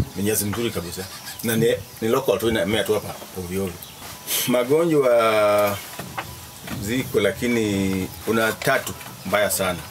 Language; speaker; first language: Swahili; non-native, local second language; Luo (Kenya and Tanzania)